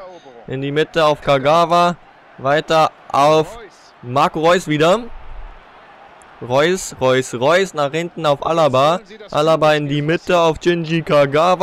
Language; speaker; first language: German; native; German